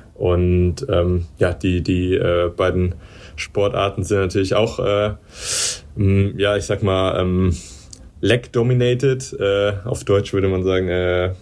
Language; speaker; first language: German; native; German